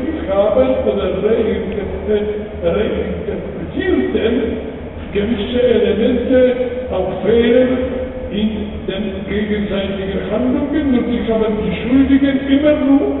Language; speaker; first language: German; non-native, fluent; Polish